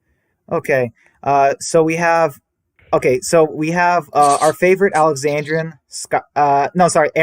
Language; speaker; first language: English; native; English